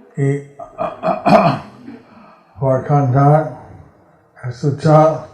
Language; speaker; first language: Spanish; non-native, learner; English